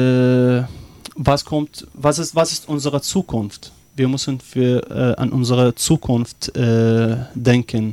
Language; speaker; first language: German; non-native, learner; Arabic